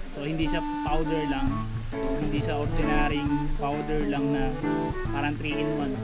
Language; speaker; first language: Filipino; native; Filipino